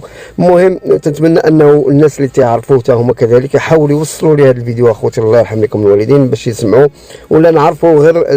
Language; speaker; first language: Arabic; native; Arabic